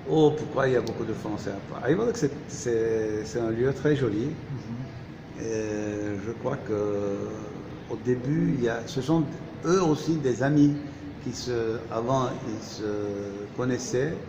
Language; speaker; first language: French; non-native, fluent; Turkish